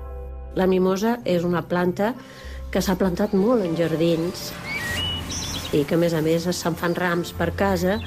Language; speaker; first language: Catalan; native; Catalan